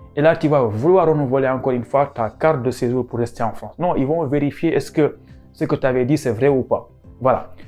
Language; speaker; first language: French; non-native, local second language; Wolof